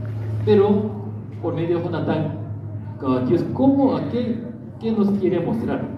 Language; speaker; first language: Spanish; non-native, learner; Korean